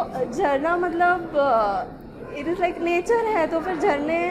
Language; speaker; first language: Hindi; native; Hindi